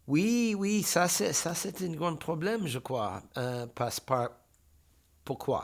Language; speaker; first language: French; non-native, fluent; English